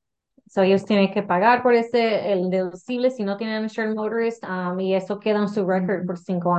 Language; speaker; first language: Spanish; early bilingual, heritage; English